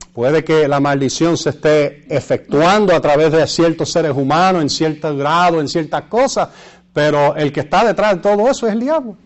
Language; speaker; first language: Spanish; early bilingual, heritage; Spanish